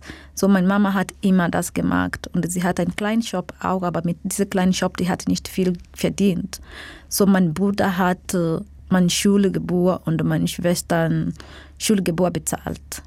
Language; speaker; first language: German; non-native, fluent; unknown